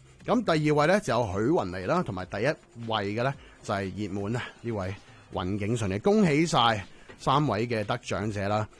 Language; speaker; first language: Cantonese; early bilingual, heritage; Cantonese